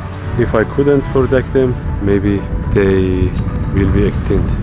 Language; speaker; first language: English; non-native, learner; Persian